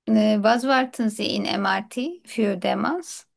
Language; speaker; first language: German; non-native, learner; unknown